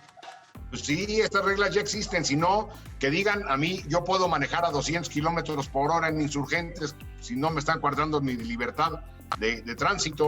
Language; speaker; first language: Spanish; native; Spanish